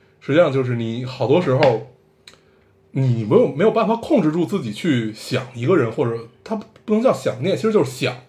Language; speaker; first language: Chinese; native; Chinese